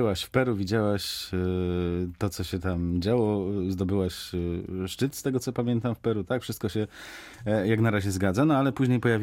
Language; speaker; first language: Polish; native; Polish